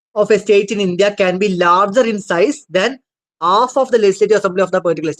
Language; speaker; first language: English; non-native, local second language; Malayalam